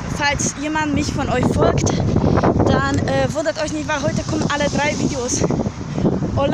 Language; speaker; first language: German; early bilingual, other home language; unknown